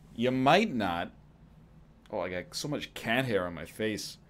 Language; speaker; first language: English; native; English